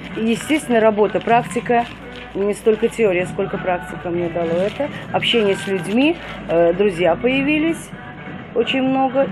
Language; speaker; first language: Russian; non-native, fluent; Turkish